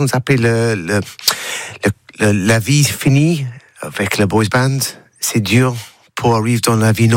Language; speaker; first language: French; non-native, learner; English